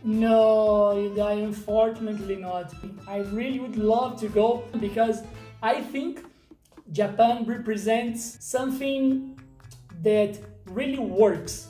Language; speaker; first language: English; non-native, fluent; Portuguese